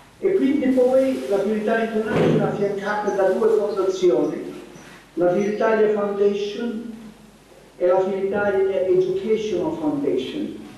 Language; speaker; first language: Italian; native; Italian